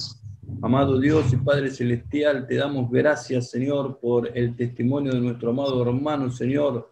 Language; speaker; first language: Spanish; non-native, fluent; Portuguese